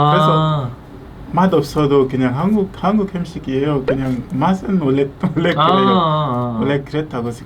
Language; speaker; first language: Korean; non-native, learner; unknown